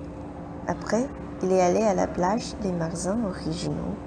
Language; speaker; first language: French; non-native, learner; Chinese